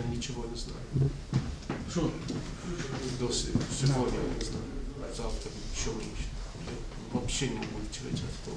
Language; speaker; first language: Russian; non-native, learner; Portuguese